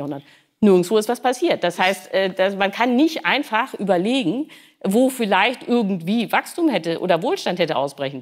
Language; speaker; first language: German; native; German